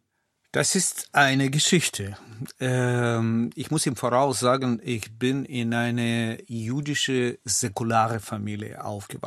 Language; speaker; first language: German; non-native, fluent; Russian